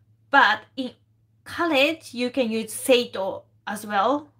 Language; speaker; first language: English; non-native, fluent; Japanese